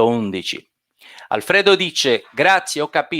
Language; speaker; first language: Italian; non-native, fluent; Portuguese